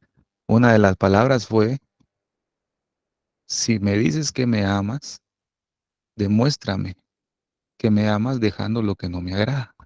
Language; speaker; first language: Spanish; native; Spanish